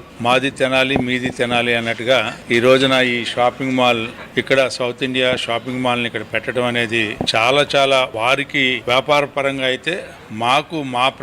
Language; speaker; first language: Telugu; native; Telugu